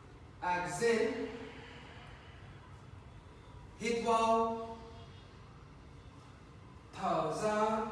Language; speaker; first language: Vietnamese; non-native, learner; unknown